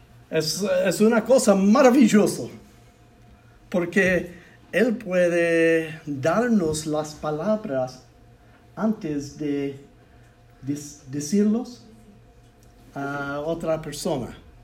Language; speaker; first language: Spanish; non-native, learner; English